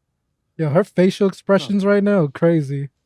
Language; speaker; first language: English; native; English